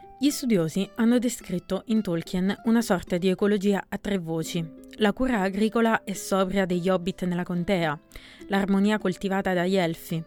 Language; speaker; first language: Italian; native; Italian